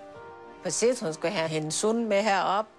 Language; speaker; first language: Danish; non-native, learner; Thai